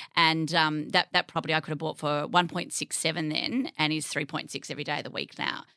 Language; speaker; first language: English; native; English